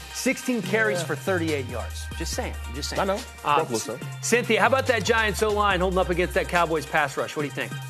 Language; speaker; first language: English; native; English